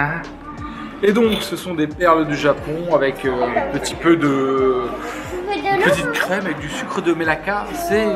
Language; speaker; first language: French; native; French